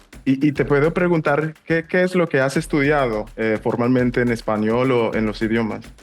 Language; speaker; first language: Spanish; non-native, fluent; English